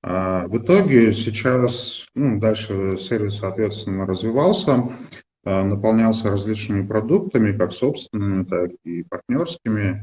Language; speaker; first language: Russian; native; Russian